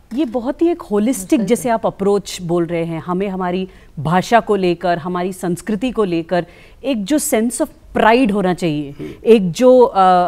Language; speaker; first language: Hindi; native; Hindi